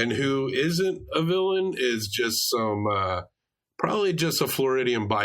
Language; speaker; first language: English; native; English